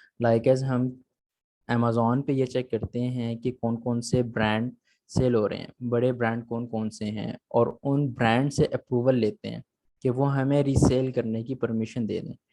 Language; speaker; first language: Urdu; native; Urdu